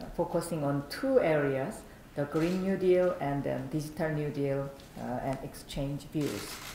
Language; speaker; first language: English; non-native, fluent; Korean